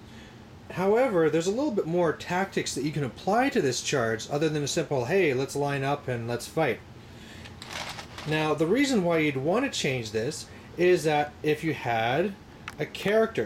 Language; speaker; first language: English; native; English